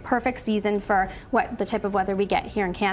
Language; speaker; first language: English; native; English